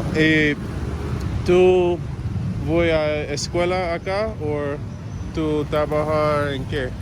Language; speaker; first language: Spanish; non-native, learner; English